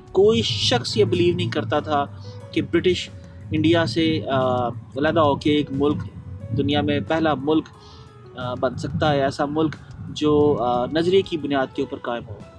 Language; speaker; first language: Urdu; native; Urdu